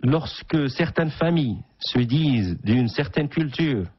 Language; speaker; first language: French; non-native, local second language; Arabic